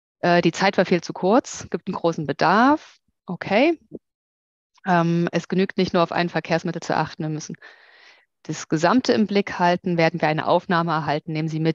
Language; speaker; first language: German; native; German